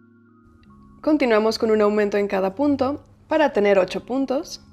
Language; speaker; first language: Spanish; native; Spanish